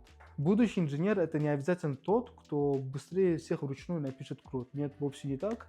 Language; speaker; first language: Russian; native; Russian